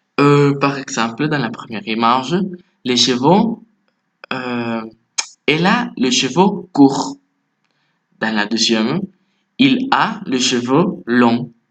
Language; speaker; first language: French; non-native, fluent; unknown